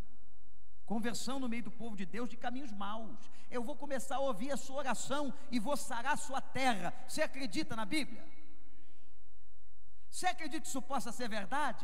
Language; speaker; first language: Portuguese; native; Portuguese